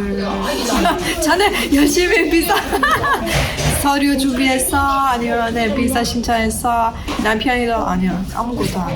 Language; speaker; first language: Korean; non-native, learner; Persian